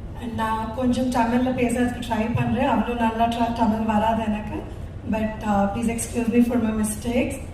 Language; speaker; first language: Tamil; non-native, learner; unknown